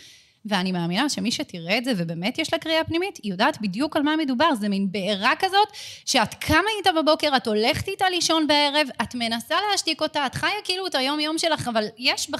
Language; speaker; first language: Hebrew; native; Hebrew